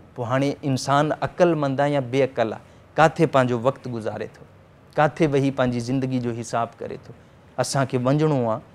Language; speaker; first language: Sindhi; native; Sindhi